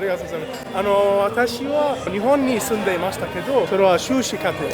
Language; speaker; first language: Japanese; non-native, learner; Arabic